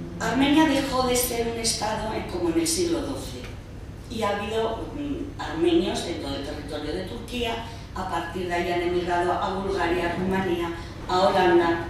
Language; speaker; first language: Spanish; early bilingual, heritage; Spanish